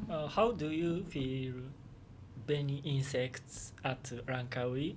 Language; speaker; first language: English; non-native, learner; Japanese